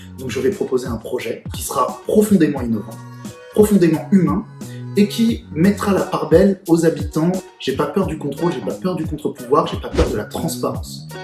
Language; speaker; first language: French; early bilingual, other home language; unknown